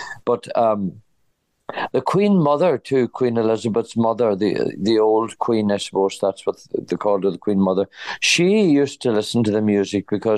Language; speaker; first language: English; native; English